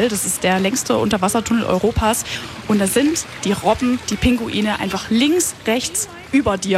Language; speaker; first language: German; native; German